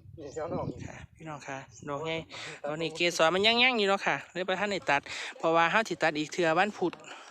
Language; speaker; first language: Thai; native; Thai